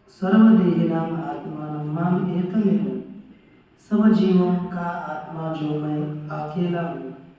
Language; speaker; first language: Hindi; non-native, local second language; Marathi